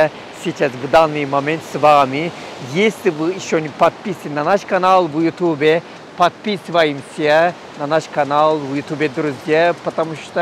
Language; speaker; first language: Russian; non-native, learner; Turkish